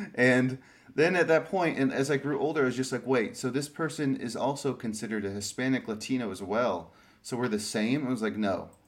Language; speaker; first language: English; native; English